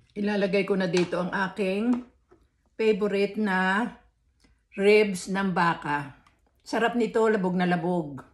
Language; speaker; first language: Filipino; native; Filipino